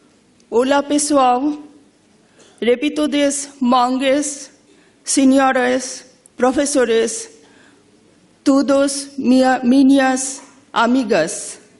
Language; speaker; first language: Portuguese; non-native, learner; Bangla